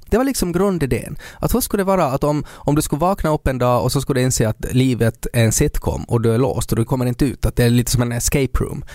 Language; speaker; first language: Swedish; native; Swedish